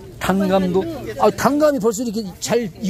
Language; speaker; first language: Korean; native; Korean